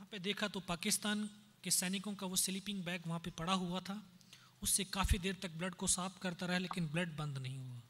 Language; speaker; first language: Hindi; native; Hindi